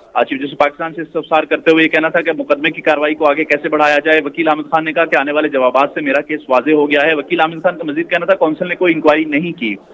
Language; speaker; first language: Urdu; native; Urdu